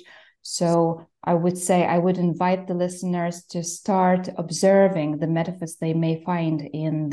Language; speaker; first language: English; non-native, fluent; Lithuanian